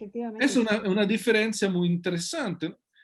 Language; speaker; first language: Spanish; non-native, fluent; Italian